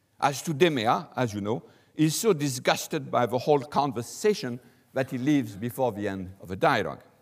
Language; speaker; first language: English; non-native, fluent; French